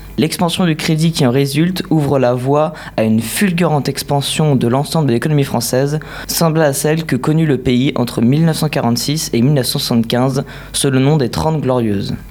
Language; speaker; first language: French; native; French